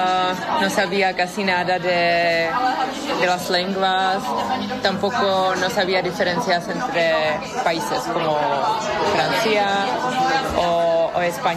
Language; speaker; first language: Spanish; non-native, fluent; Czech